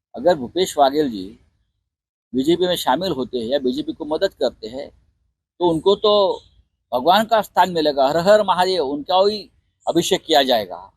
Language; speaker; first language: Hindi; non-native, local second language; Marathi